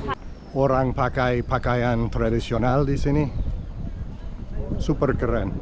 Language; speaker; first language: Indonesian; non-native, learner; English